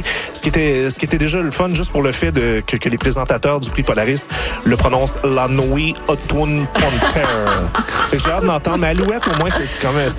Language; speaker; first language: French; native; French